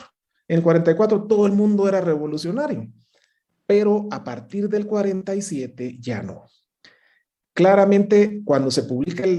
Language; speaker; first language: Spanish; native; Spanish